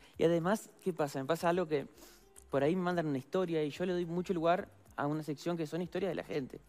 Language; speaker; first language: Spanish; native; Spanish